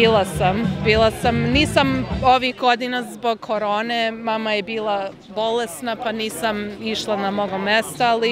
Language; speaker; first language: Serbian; early bilingual, heritage; Serbian